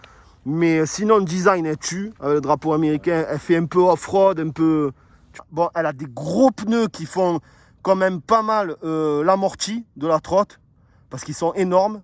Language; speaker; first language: French; native; French